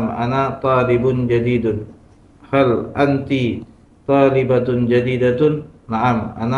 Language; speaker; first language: Arabic; non-native, learner; Indonesian